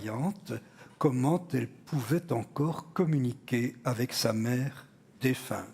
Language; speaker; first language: French; native; French